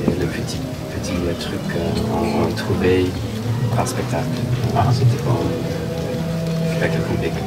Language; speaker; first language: French; non-native, learner; English